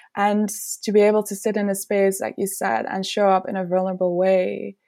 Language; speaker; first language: English; non-native, fluent; Dutch